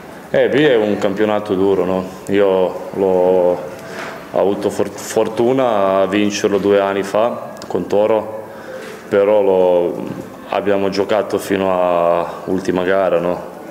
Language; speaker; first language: Italian; non-native, fluent; Serbian